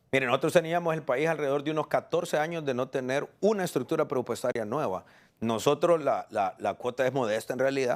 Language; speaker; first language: Spanish; native; Spanish